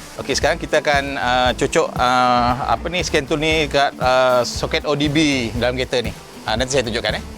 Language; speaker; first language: Malay; native; Malay